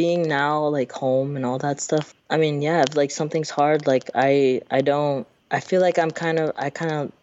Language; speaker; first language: English; native; English